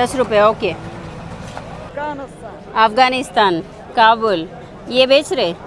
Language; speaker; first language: Hindi; non-native, local second language; Telugu